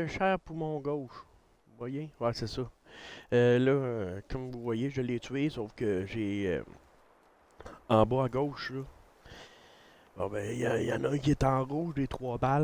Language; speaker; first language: French; native; French